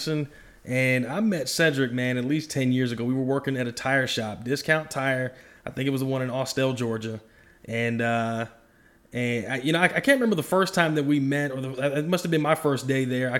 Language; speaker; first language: English; native; English